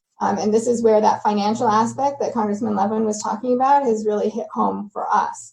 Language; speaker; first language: English; native; English